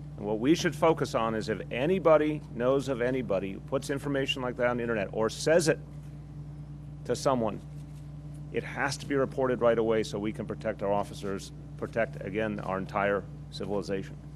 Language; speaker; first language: English; native; English